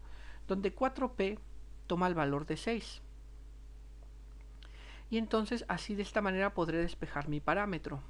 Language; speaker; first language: Spanish; native; Spanish